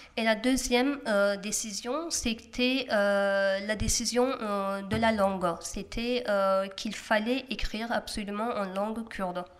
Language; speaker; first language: French; non-native, fluent; Kurdish